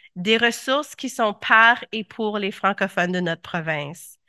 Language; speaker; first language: French; native; French